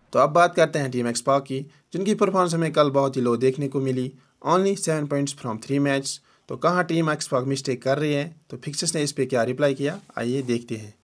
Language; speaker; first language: Hindi; native; Hindi